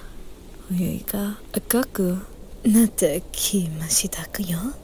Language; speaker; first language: Japanese; non-native, learner; English